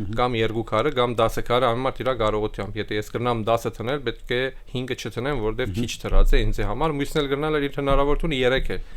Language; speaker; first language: Armenian; early bilingual, heritage; Armenian